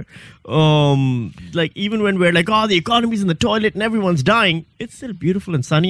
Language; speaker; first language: English; non-native, local second language; Urdu